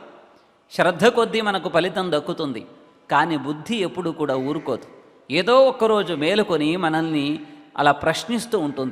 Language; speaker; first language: Telugu; native; Telugu